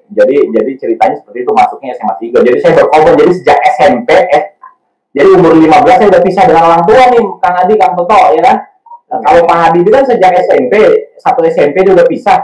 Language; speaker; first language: Indonesian; native; Indonesian